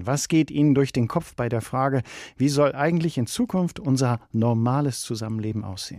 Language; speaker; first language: German; native; German